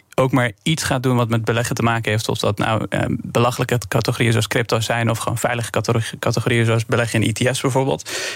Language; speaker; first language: Dutch; non-native, fluent; Persian